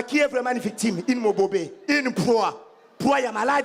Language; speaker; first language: French; non-native, local second language; Lingala